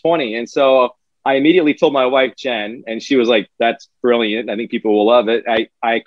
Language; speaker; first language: English; native; English